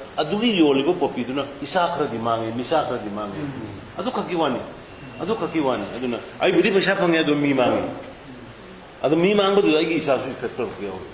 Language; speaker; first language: Manipuri; non-native, local second language; Thado Chin